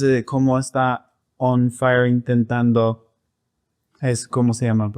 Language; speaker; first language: Spanish; non-native, fluent; English